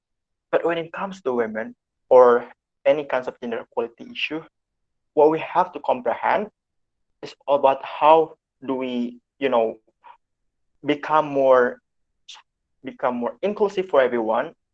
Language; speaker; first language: English; non-native, fluent; Indonesian